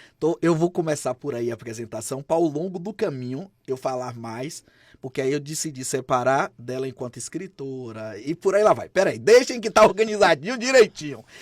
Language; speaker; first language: Portuguese; native; Portuguese